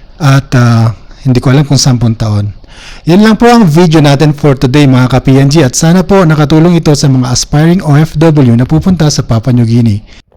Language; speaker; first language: Filipino; native; Filipino